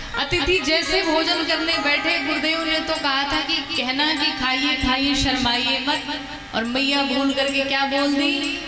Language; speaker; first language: Hindi; native; Hindi